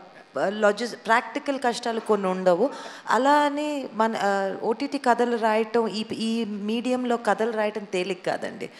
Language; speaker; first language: Telugu; native; Telugu